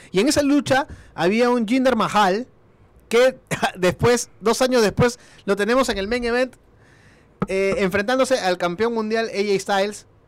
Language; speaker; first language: Spanish; native; Spanish